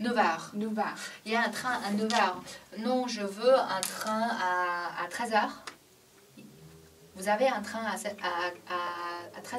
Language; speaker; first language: French; non-native, learner; Chinese